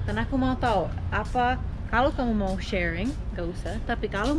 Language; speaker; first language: Indonesian; non-native, learner; English